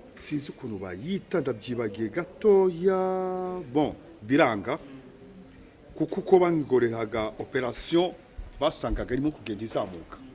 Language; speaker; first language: Kinyarwanda; early bilingual, heritage; Kinyarwanda